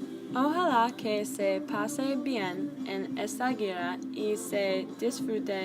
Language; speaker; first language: Spanish; non-native, learner; English